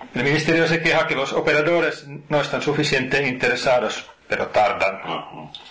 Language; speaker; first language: Spanish; non-native, fluent; Finnish